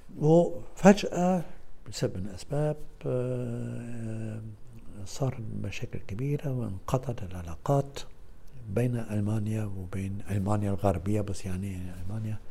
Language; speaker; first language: Arabic; non-native, fluent; German